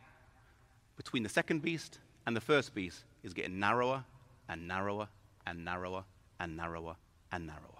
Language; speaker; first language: English; native; English